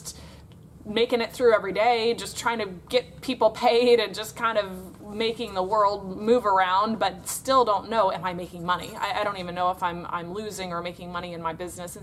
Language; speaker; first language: English; native; English